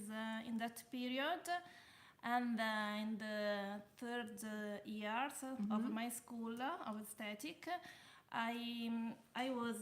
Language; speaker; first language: English; non-native, learner; Italian